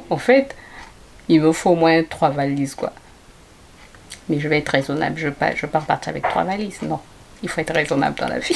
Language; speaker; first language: French; native; French